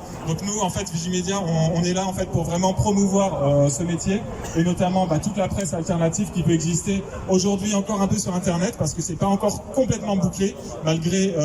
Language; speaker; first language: French; native; French